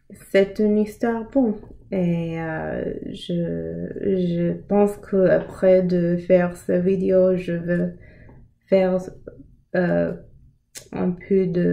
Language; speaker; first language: French; non-native, learner; English